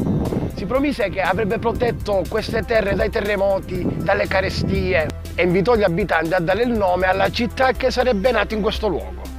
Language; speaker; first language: Italian; native; Italian